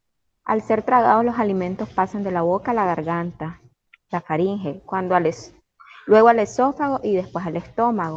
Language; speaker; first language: Spanish; native; Spanish